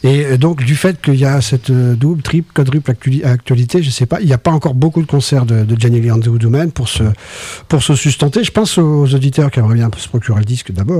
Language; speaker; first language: French; native; French